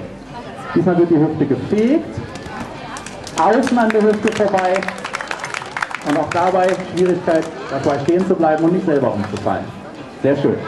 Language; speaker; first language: German; native; German